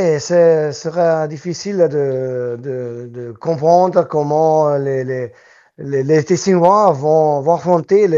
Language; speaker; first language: French; non-native, local second language; Italian